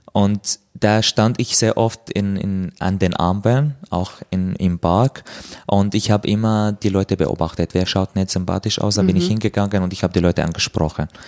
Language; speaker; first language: German; non-native, fluent; Arabic